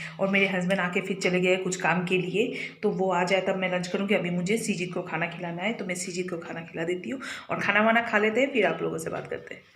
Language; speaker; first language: Hindi; non-native, local second language; Bangla